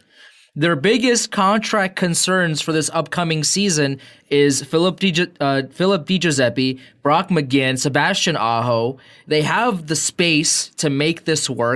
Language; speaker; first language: English; native; English